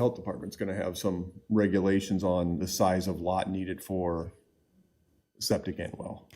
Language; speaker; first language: English; native; English